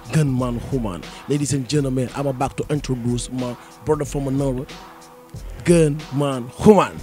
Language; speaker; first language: French; non-native, local second language; Wolof